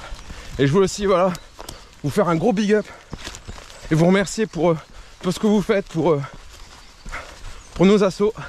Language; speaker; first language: French; native; French